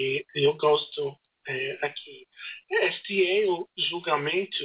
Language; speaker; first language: Portuguese; non-native, learner; English